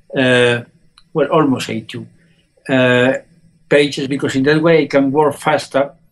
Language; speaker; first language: English; non-native, fluent; Spanish